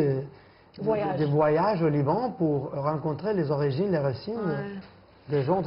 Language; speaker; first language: French; non-native, fluent; Spanish